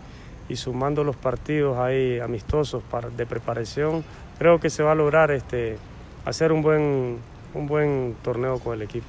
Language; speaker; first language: Spanish; native; Spanish